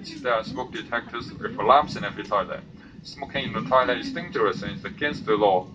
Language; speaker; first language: English; non-native, local second language; Cantonese